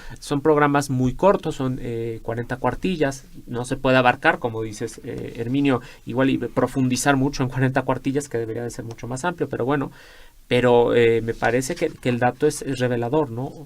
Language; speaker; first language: Spanish; native; Spanish